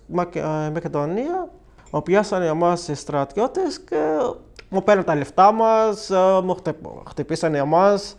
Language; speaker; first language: Greek; non-native, fluent; Arabic